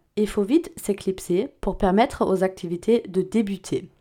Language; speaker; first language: French; non-native, fluent; German